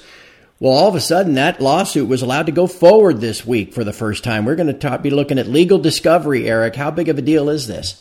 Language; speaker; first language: English; native; English